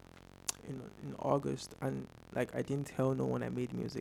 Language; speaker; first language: English; non-native, local second language; Yoruba